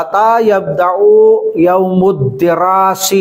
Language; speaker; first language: Arabic; non-native, fluent; Filipino